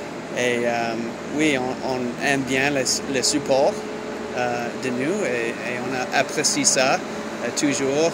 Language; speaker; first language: French; non-native, learner; English